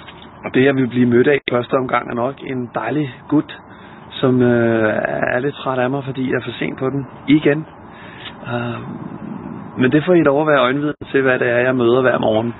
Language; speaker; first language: Danish; native; Danish